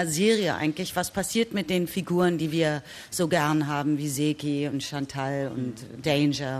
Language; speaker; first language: German; native; German